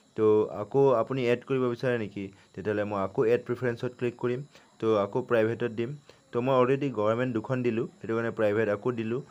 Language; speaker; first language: Assamese; non-native, local second language; Karbi